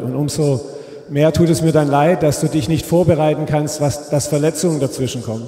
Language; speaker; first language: German; native; German